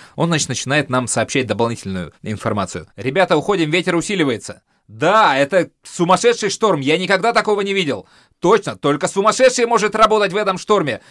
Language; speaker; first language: Russian; native; Russian